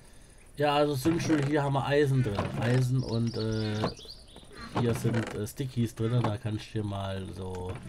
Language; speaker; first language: German; native; German